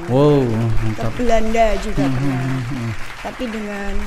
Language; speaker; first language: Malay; non-native, local second language; Javanese